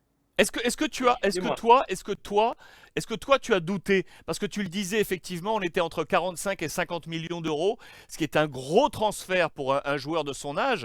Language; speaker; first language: French; native; French